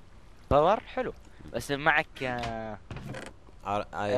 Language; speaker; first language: Arabic; native; Arabic